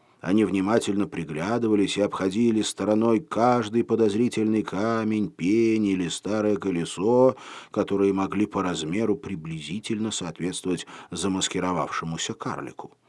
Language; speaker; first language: Russian; native; Russian